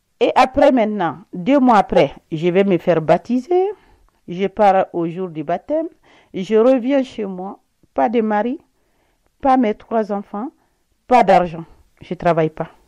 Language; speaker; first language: French; non-native, local second language; Bambara